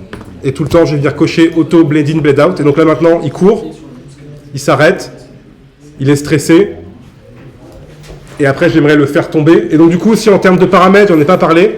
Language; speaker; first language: French; native; French